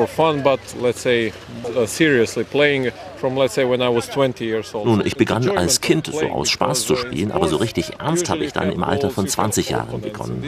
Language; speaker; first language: German; native; German